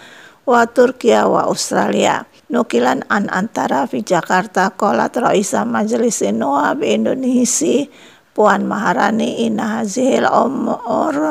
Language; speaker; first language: Arabic; non-native, learner; Indonesian